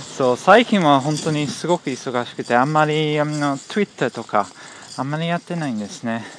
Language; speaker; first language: Japanese; non-native, fluent; English